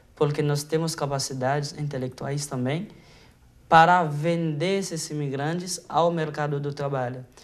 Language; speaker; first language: Portuguese; non-native, fluent; Haitian Creole